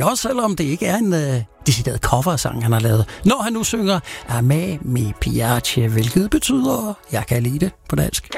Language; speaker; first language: Danish; native; Danish